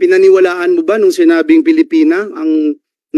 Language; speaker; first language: Filipino; native; Filipino